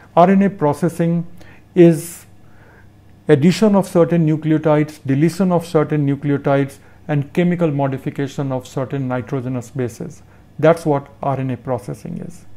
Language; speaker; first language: English; non-native, local second language; Hindi